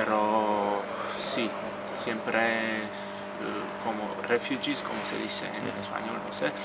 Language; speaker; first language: Spanish; non-native, fluent; Croatian